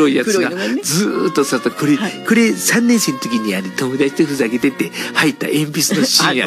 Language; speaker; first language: Japanese; native; Japanese